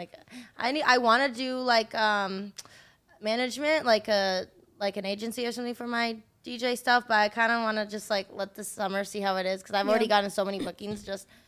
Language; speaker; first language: English; native; English